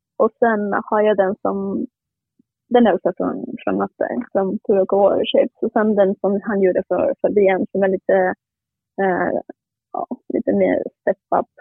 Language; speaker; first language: Swedish; non-native, fluent; Spanish